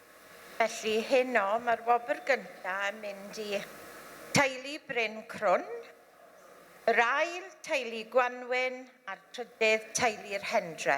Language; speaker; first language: Welsh; native; Welsh